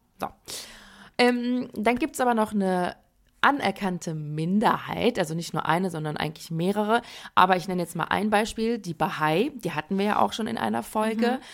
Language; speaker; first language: German; early bilingual, other home language; Persian